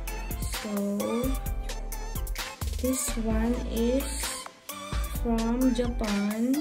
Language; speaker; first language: English; non-native, local second language; Filipino